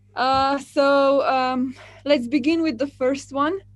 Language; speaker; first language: English; non-native, fluent; Slovenian